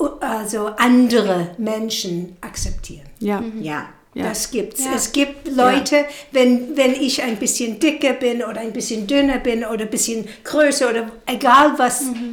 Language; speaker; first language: German; non-native, fluent; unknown